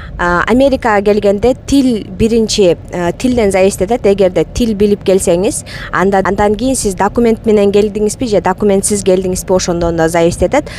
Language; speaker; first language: Kyrgyz; native; Kyrgyz